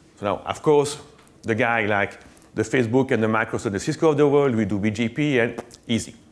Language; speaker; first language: English; non-native, fluent; French